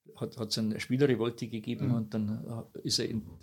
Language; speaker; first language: German; native; German